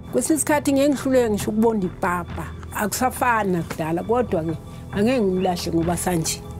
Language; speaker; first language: Zulu; native; Zulu